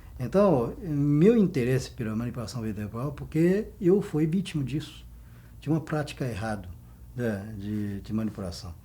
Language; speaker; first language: Portuguese; non-native, fluent; Chinese